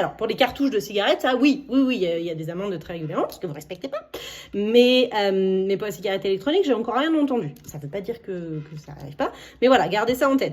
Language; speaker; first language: French; native; French